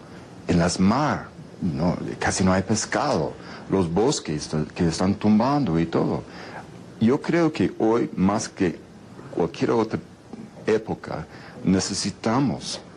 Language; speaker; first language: Spanish; non-native, fluent; English